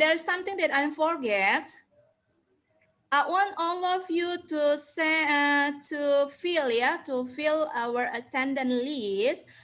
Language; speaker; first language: English; non-native, learner; Indonesian